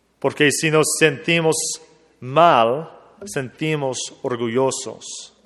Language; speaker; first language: Spanish; non-native, fluent; English